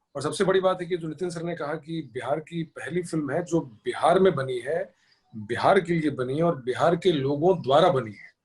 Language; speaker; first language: Hindi; native; Hindi